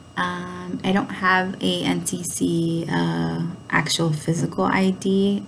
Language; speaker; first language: English; native; English